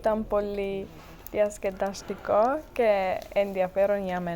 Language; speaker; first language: Greek; non-native, learner; Turkish